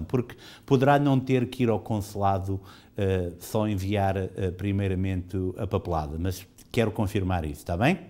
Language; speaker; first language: Portuguese; native; Portuguese